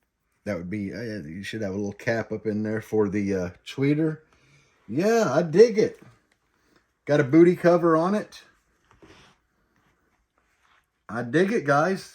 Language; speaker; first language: English; native; English